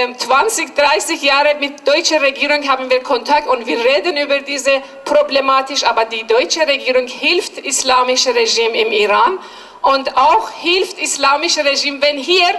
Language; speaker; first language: German; non-native, fluent; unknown